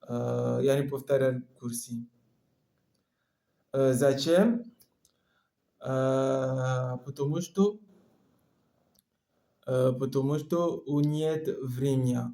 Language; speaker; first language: Russian; non-native, learner; French